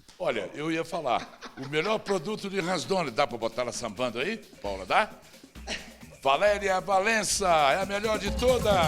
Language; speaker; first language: Portuguese; native; Portuguese